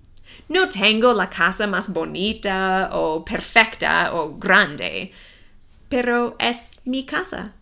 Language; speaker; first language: Spanish; non-native, fluent; English